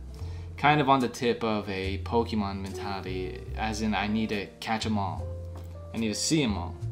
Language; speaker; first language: English; native; English